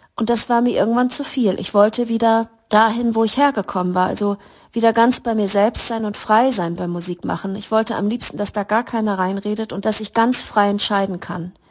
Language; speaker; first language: German; native; German